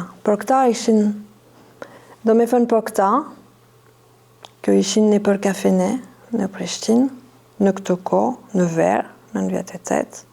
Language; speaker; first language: Albanian; non-native, fluent; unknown